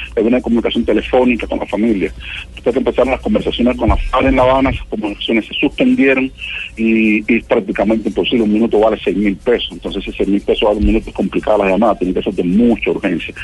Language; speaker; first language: Spanish; native; Spanish